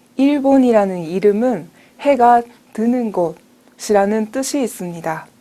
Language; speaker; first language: Korean; non-native, fluent; Japanese